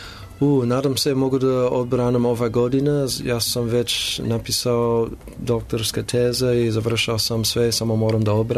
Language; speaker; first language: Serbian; non-native, learner; English